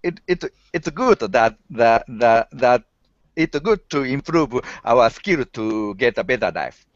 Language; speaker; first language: English; non-native, learner; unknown